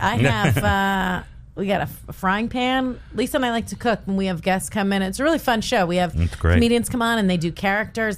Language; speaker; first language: English; native; English